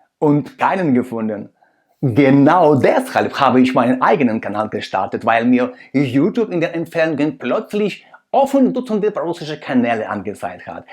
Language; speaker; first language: German; non-native, fluent; Russian